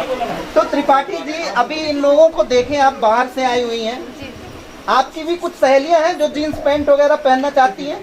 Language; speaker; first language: Hindi; native; Hindi